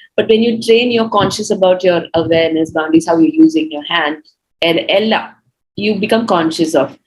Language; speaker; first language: English; non-native, local second language; Malayalam